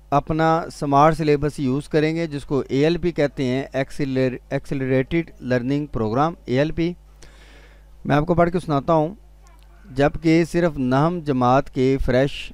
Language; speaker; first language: Urdu; non-native, local second language; Punjabi